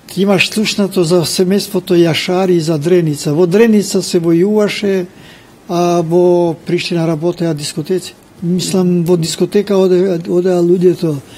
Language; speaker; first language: Macedonian; non-native, local second language; Albanian